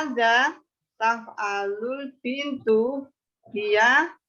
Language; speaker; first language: Arabic; non-native, learner; Indonesian